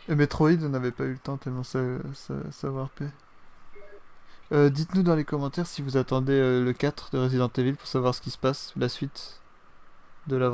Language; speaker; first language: French; native; French